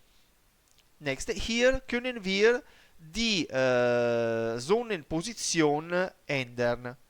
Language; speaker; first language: German; non-native, learner; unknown